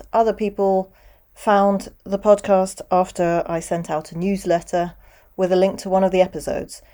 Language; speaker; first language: English; native; English